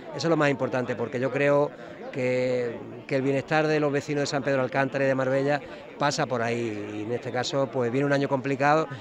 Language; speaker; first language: Spanish; native; Spanish